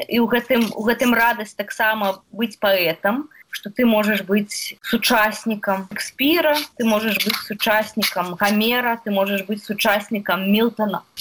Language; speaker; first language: Belarusian; native; Belarusian